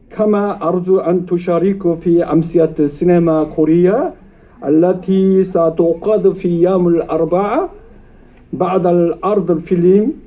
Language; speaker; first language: Arabic; non-native, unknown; Korean